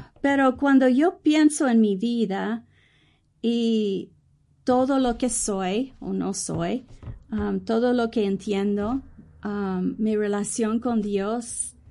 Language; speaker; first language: Spanish; early bilingual, heritage; English